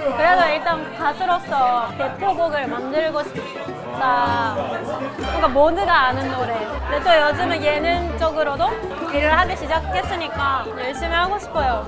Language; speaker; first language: Korean; non-native, fluent; Japanese